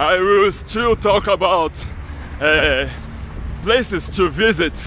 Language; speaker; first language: English; non-native, learner; Portuguese